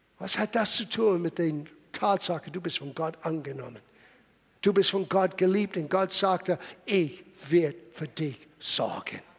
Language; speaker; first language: German; non-native, fluent; English